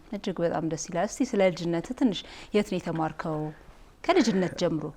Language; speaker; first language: Amharic; native; Amharic